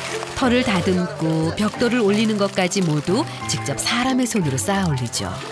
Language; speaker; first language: Korean; native; Korean